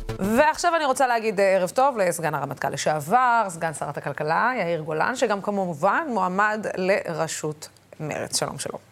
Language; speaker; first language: Hebrew; non-native, local second language; Arabic